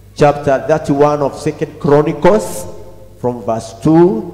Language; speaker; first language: English; non-native, local second language; Swahili